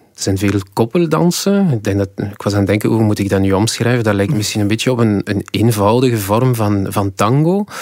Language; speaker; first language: Dutch; native; Dutch